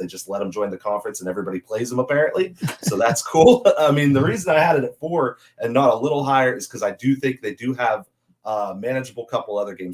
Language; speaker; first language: English; native; English